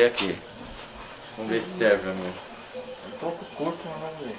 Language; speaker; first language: Portuguese; native; Portuguese